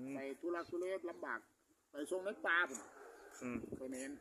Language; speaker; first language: Thai; non-native, local second language; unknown